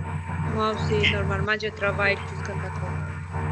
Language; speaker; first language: French; non-native, fluent; Spanish